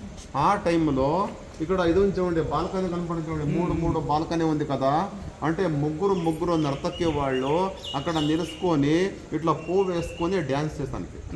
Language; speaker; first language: Telugu; non-native, local second language; Kannada